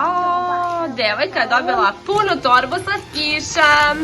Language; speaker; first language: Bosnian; early bilingual, heritage; Serbian